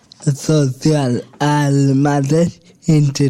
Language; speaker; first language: Catalan; non-native, local second language; Spanish